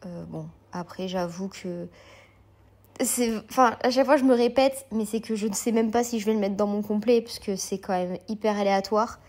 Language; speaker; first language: French; native; French